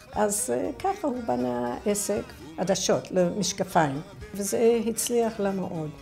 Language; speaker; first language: Hebrew; non-native, fluent; English